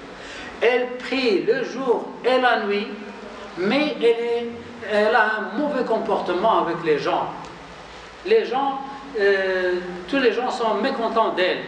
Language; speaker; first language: French; non-native, local second language; Arabic